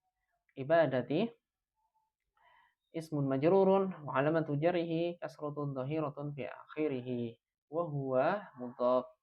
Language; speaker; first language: Arabic; non-native, fluent; Indonesian